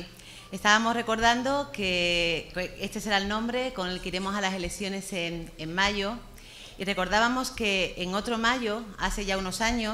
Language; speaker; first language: Spanish; native; Spanish